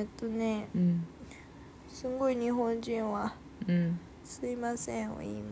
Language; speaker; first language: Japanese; non-native, fluent; Korean